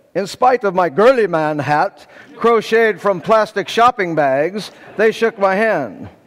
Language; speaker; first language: English; native; English